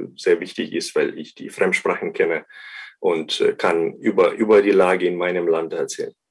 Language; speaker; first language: German; non-native, fluent; Ukrainian